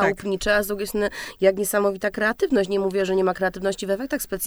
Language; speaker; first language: Polish; native; Polish